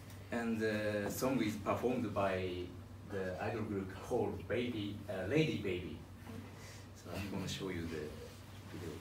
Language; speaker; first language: English; non-native, learner; Japanese